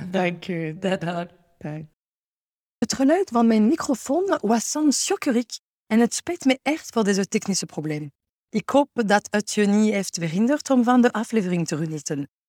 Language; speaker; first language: Dutch; non-native, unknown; French